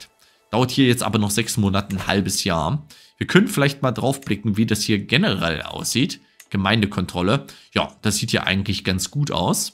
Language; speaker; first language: German; native; German